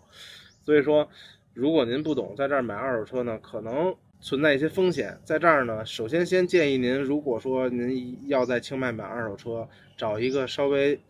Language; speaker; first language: Chinese; native; Chinese